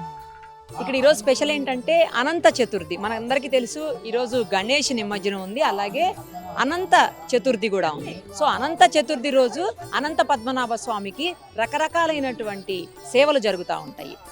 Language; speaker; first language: Telugu; native; Telugu